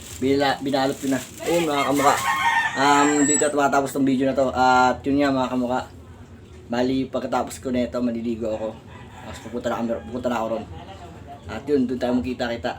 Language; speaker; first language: Filipino; native; Filipino